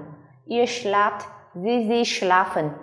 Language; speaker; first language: German; non-native, fluent; Vietnamese